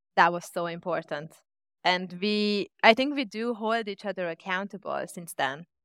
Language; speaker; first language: English; non-native, fluent; Hungarian